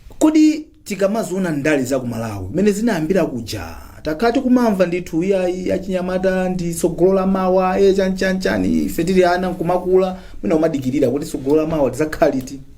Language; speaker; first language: Nyanja; native; Nyanja